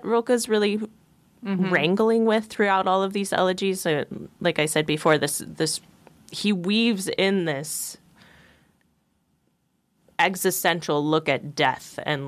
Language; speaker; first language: English; native; English